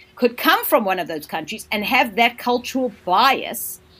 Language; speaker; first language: English; native; English